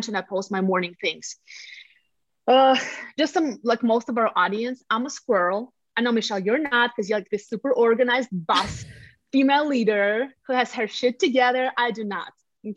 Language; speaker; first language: English; non-native, fluent; Latvian